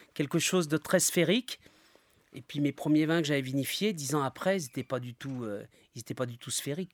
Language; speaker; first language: French; native; French